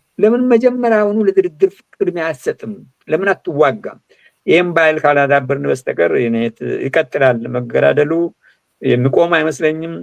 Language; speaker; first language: Amharic; non-native, local second language; Oromo